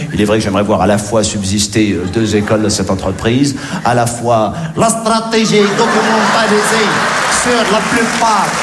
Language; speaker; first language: French; native; French